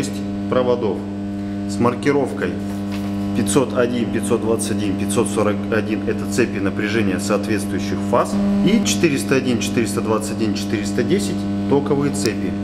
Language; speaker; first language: Russian; native; Russian